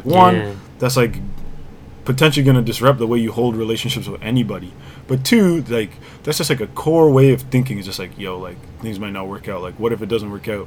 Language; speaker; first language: English; native; English